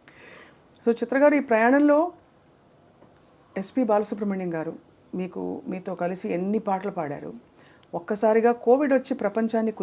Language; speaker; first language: Telugu; native; Telugu